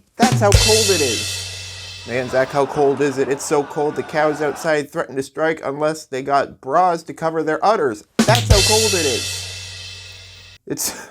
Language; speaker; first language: English; native; English